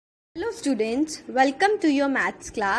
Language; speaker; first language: English; non-native, local second language; Hindi